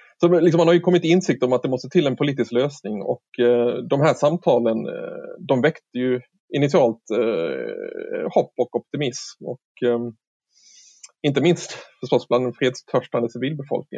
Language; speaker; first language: Swedish; native; Swedish